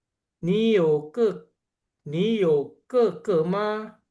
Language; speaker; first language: Chinese; non-native, learner; Indonesian